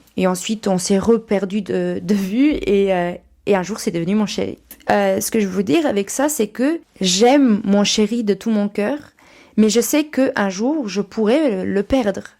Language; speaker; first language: French; early bilingual, other home language; Portuguese